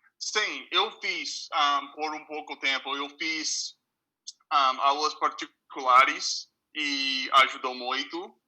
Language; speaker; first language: Portuguese; non-native, fluent; English